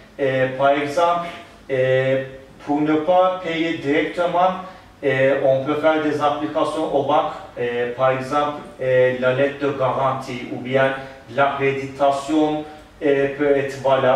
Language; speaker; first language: French; non-native, learner; Turkish